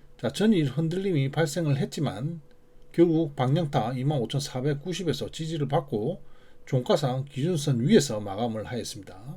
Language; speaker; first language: Korean; native; Korean